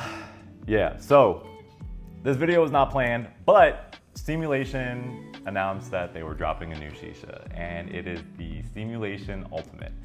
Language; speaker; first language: English; native; English